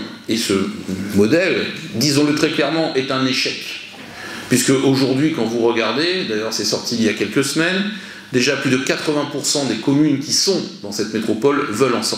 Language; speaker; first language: French; native; French